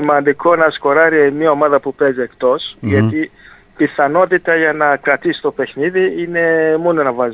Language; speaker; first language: Greek; non-native, fluent; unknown